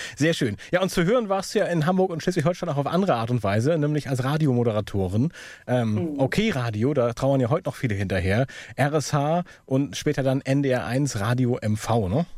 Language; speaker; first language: German; native; German